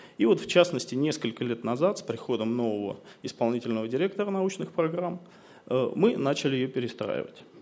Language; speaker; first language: Russian; native; Russian